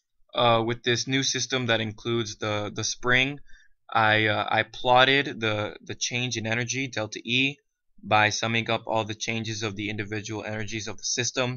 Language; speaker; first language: English; native; English